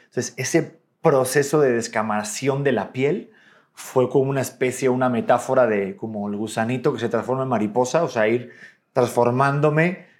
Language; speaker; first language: Spanish; native; Spanish